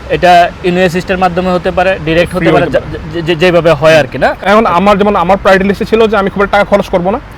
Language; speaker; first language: Bangla; native; Bangla